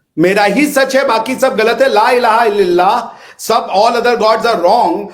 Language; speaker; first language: Hindi; native; Hindi